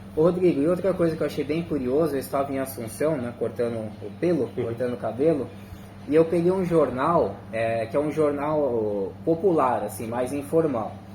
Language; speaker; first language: Portuguese; native; Portuguese